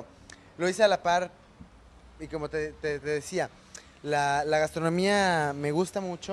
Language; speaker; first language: Spanish; native; Spanish